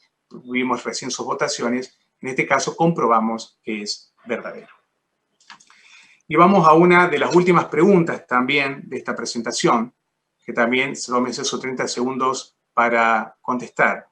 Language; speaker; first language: Spanish; native; Spanish